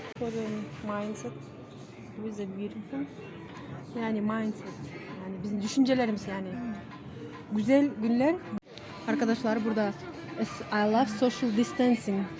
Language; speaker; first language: Turkish; non-native, fluent; Kyrgyz